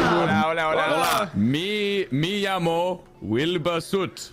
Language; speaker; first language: Spanish; non-native, learner; English